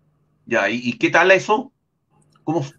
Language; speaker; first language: Spanish; native; Spanish